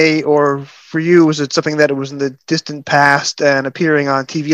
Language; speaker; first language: English; native; English